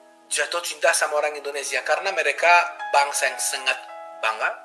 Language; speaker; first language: Indonesian; non-native, fluent; Hebrew